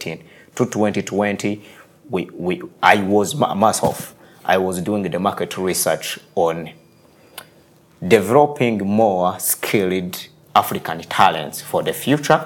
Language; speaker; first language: English; non-native, local second language; Kinyarwanda